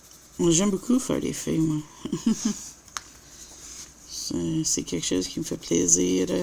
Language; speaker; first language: French; native; French